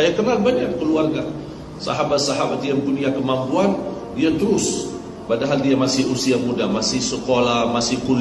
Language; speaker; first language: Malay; non-native, fluent; Arabic